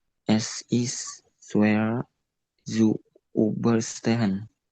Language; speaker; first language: German; non-native, learner; Indonesian